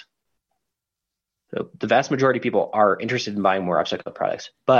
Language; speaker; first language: English; native; English